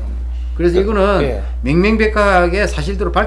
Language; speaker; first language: Korean; native; Korean